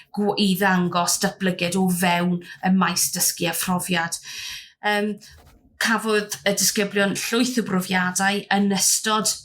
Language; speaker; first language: Welsh; native; Welsh